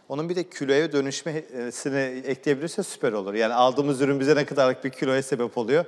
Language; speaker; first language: Turkish; native; Turkish